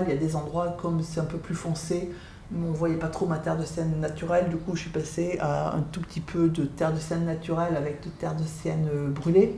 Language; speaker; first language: French; native; French